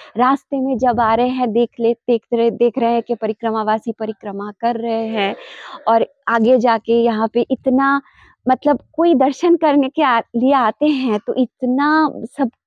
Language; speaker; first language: Hindi; non-native, local second language; Bangla